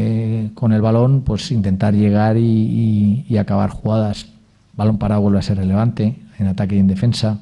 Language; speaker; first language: Spanish; native; Spanish